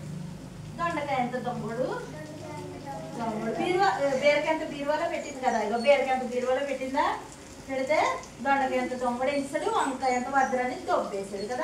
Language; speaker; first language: Telugu; native; Telugu